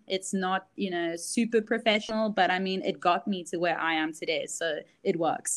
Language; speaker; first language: English; early bilingual, other home language; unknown